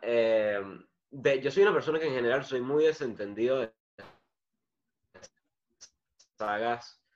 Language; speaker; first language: Spanish; native; Spanish